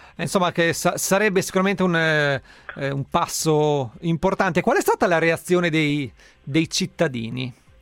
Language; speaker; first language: Italian; native; Italian